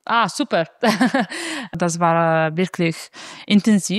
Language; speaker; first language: German; non-native, fluent; Italian